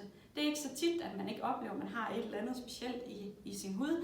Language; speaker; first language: Danish; native; Danish